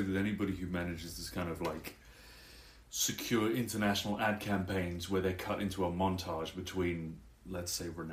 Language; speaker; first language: English; native; English